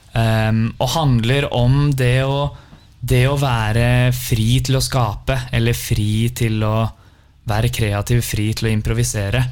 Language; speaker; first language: Norwegian; native; Norwegian